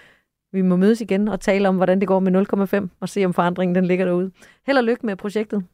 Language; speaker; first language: Danish; native; Danish